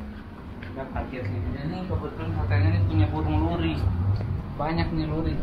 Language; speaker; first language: Indonesian; native; Indonesian